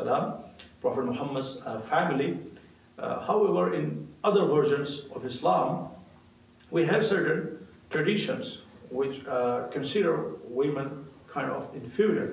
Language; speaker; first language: English; non-native, local second language; Urdu